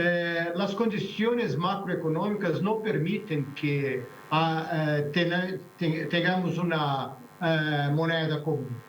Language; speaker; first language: Spanish; non-native, fluent; Portuguese